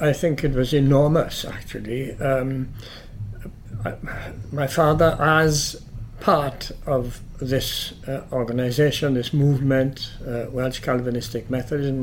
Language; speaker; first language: English; native; English